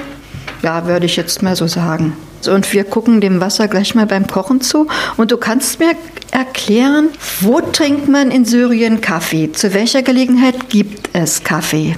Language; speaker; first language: German; native; German